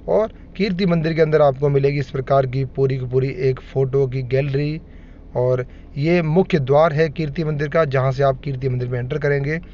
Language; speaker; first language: Hindi; native; Hindi